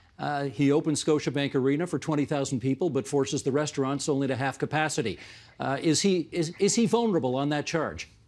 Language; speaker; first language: English; native; English